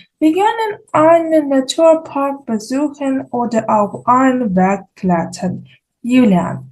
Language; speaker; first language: German; non-native, fluent; Ukrainian